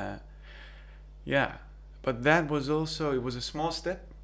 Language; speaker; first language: English; early bilingual, other home language; Greek